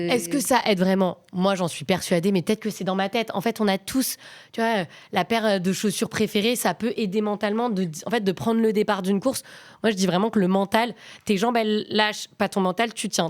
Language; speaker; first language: French; native; French